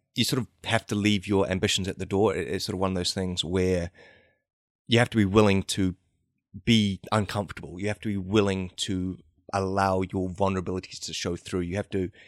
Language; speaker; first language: English; native; English